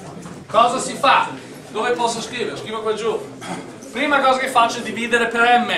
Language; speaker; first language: Italian; native; Italian